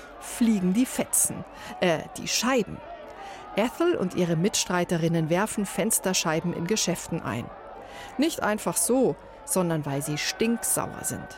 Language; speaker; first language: German; native; German